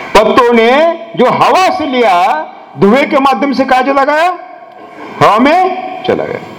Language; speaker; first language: Hindi; non-native, local second language; Marathi